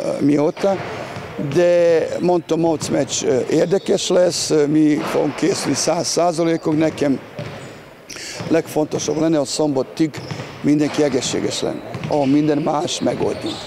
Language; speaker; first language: Hungarian; non-native, learner; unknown